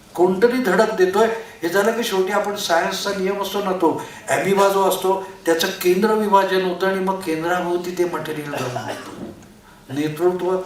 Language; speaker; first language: Marathi; non-native, local second language; Konkani